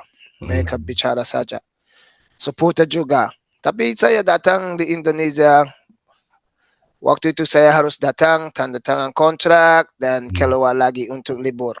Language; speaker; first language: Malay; non-native, fluent; English